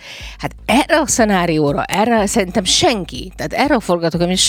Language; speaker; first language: Hungarian; native; Hungarian